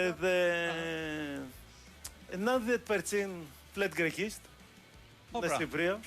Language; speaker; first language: Albanian; non-native, learner; Greek